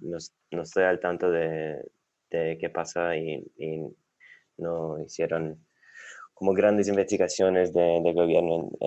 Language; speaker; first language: Spanish; non-native, fluent; English